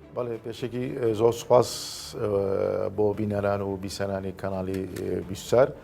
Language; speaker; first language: Central Kurdish; non-native, local second language; Azerbaijani